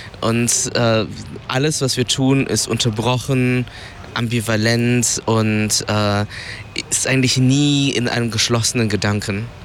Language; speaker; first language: German; early bilingual, other home language; Vietnamese